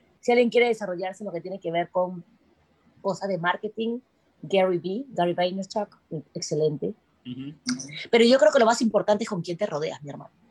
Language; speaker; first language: Spanish; native; Spanish